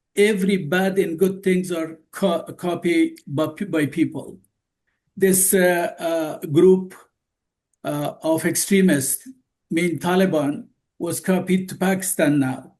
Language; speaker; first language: English; non-native, fluent; Persian